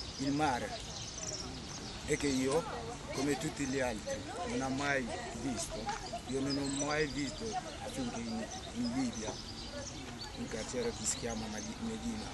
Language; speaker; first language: Italian; non-native, learner; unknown